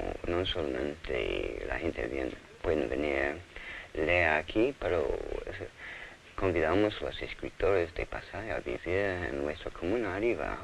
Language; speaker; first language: Spanish; non-native, fluent; English